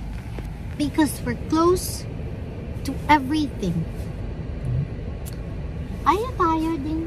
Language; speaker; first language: English; non-native, local second language; Filipino